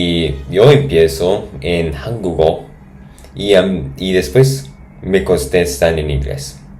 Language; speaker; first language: Spanish; non-native, fluent; English